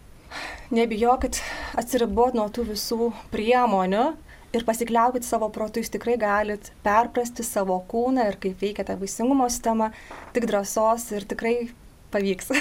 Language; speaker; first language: Lithuanian; native; Lithuanian